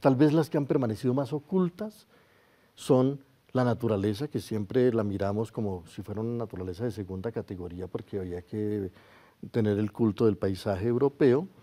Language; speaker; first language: Spanish; native; Spanish